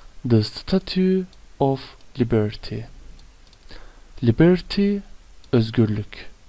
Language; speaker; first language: English; non-native, fluent; Turkish